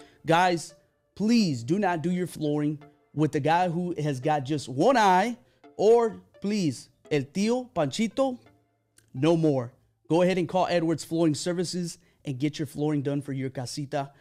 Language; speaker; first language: English; early bilingual, other home language; Spanish